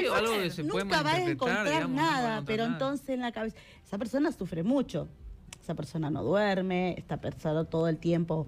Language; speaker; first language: Spanish; native; Spanish